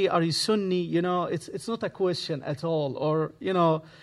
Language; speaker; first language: English; non-native, fluent; Arabic